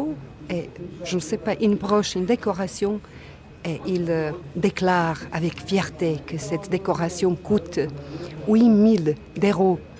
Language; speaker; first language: French; non-native, fluent; Bosnian